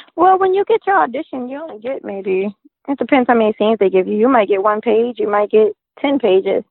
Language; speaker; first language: English; native; English